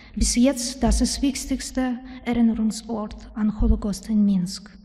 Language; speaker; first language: German; non-native, learner; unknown